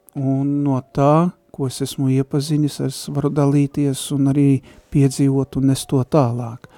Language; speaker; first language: Latvian; native; Latvian